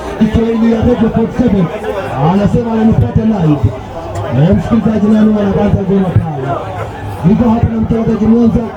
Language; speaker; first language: Swahili; non-native, local second language; Luyia